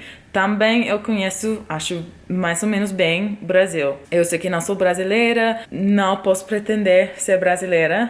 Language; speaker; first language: Portuguese; non-native, fluent; English